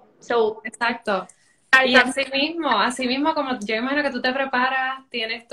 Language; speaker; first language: Spanish; native; Spanish